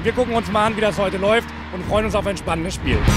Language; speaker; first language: German; native; German